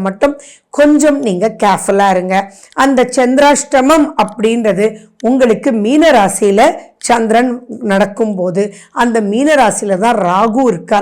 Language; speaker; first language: Tamil; native; Tamil